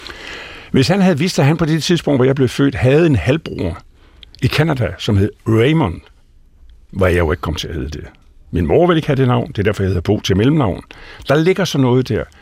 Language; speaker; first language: Danish; native; Danish